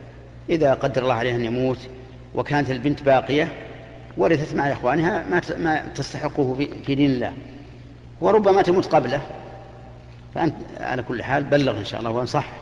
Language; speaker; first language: Arabic; native; Arabic